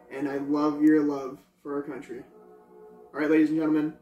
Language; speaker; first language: English; native; English